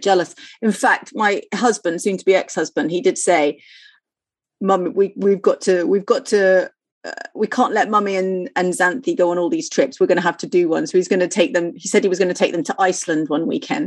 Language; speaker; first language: English; native; English